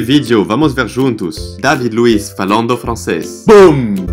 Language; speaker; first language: Portuguese; non-native, fluent; French